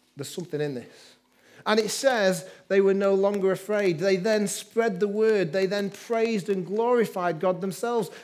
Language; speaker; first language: English; native; English